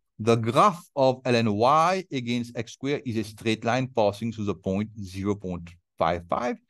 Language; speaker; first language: English; non-native, local second language; Morisyen